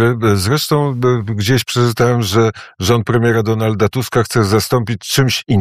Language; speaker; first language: Polish; native; Polish